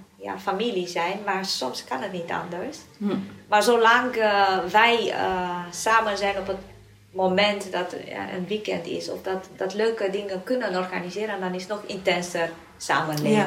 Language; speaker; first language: Dutch; non-native, fluent; Romanian